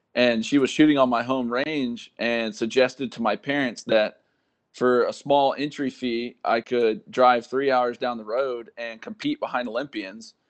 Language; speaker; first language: English; native; English